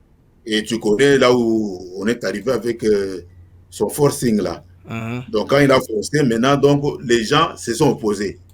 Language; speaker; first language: French; non-native, local second language; Lingala